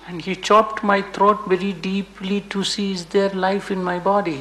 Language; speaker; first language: English; non-native, local second language; Malayalam